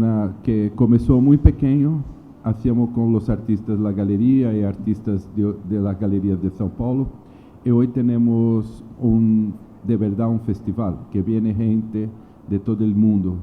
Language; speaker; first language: Spanish; non-native, learner; Portuguese